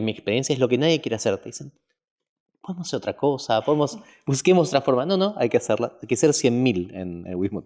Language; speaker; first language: Spanish; native; Spanish